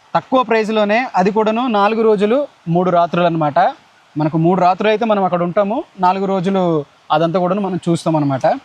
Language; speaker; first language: Telugu; non-native, local second language; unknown